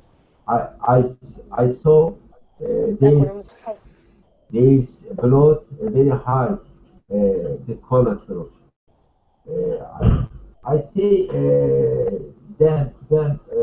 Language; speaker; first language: English; non-native, learner; Turkish